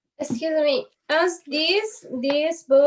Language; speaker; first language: English; non-native, learner; Spanish